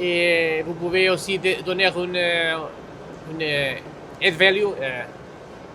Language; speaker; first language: French; non-native, fluent; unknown